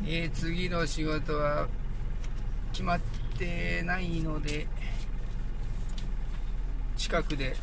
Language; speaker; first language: Japanese; native; Japanese